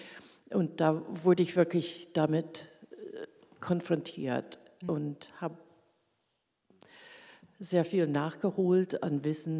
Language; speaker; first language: German; early bilingual, heritage; German